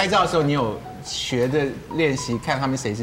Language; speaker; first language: Chinese; native; Chinese